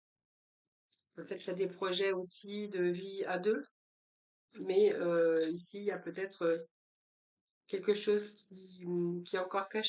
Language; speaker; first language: French; native; French